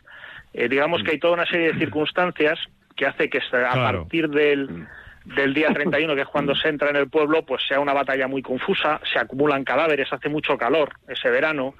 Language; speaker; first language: Spanish; native; Spanish